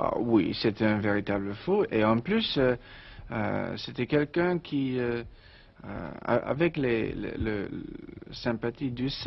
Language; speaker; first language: French; non-native, learner; English